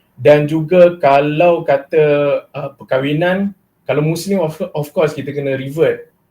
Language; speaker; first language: Malay; non-native, local second language; Chinese